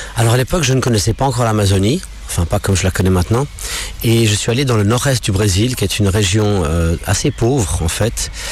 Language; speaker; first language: French; non-native, local second language; English